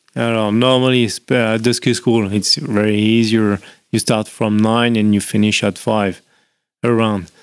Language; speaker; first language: English; non-native, learner; French